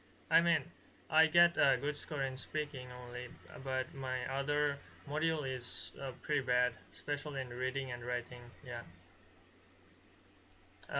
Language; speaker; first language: English; non-native, learner; Bangla